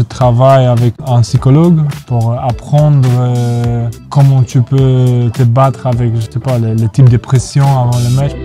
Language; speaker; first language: French; non-native, fluent; Polish